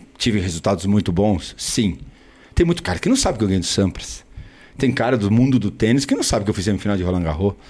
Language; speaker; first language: Portuguese; early bilingual, other home language; Spanish